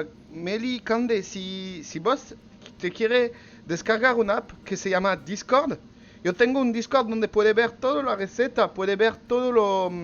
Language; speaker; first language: Spanish; non-native, learner; French